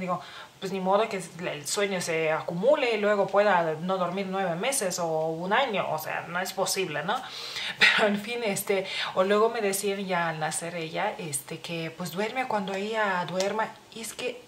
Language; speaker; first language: Spanish; non-native, fluent; Lithuanian